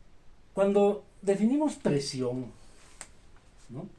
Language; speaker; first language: Spanish; native; Spanish